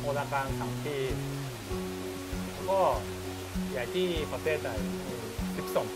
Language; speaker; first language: Thai; non-native, fluent; Japanese